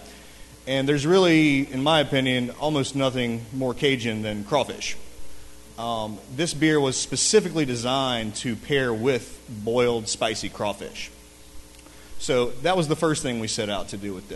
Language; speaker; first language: English; native; English